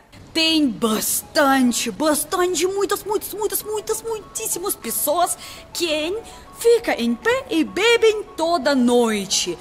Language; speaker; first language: Portuguese; non-native, learner; Russian